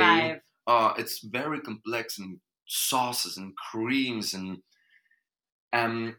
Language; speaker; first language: English; non-native, fluent; Dutch